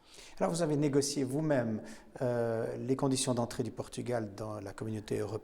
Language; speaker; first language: French; native; French